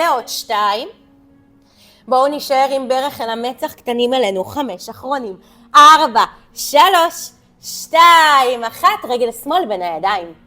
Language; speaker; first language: Hebrew; native; Hebrew